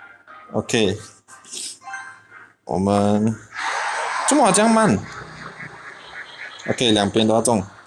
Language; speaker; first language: Chinese; native; Chinese